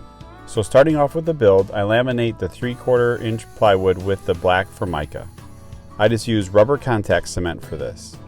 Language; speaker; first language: English; native; English